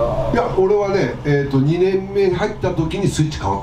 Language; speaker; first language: Japanese; native; Japanese